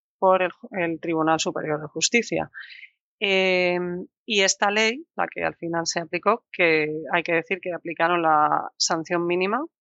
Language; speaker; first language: Spanish; native; Spanish